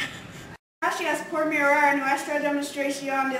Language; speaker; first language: Spanish; non-native, learner; English